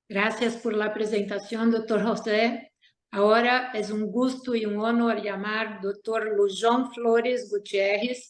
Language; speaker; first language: Spanish; non-native, learner; Portuguese